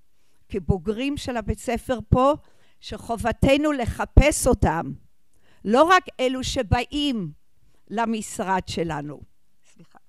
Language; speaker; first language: Hebrew; non-native, fluent; English